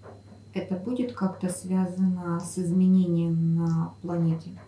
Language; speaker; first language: Russian; native; Russian